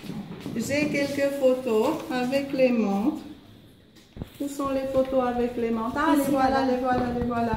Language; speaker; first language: French; non-native, fluent; Romanian